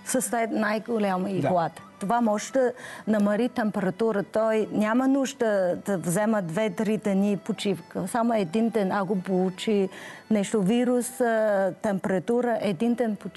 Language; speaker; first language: Bulgarian; non-native, learner; Chinese